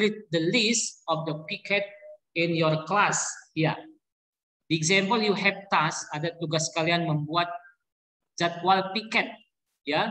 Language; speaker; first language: English; non-native, learner; Indonesian